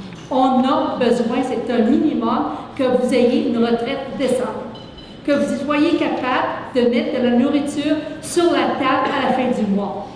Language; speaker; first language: French; native; French